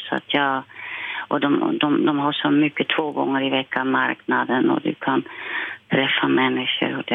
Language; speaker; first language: Swedish; non-native, fluent; Dutch